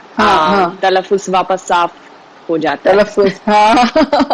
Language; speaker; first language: Hindi; non-native, fluent; Swedish